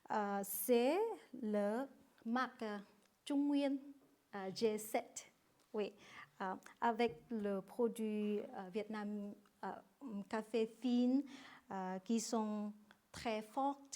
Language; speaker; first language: French; non-native, learner; Vietnamese